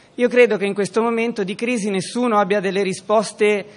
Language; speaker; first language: Italian; native; Italian